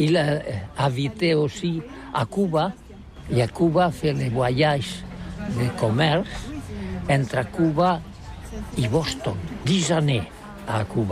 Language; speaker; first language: French; non-native, learner; Catalan